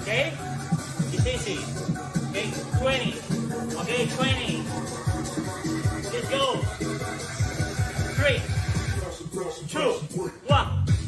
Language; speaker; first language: English; non-native, learner; Spanish